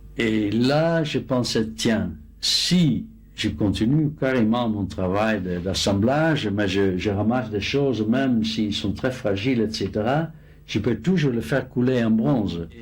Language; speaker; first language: French; non-native, fluent; Dutch